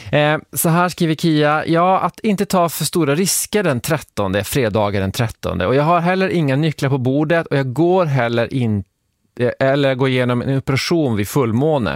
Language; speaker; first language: Swedish; native; Swedish